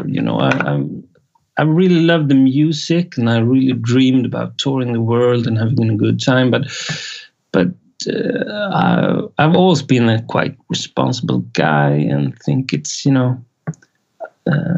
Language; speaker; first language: English; non-native, fluent; Swedish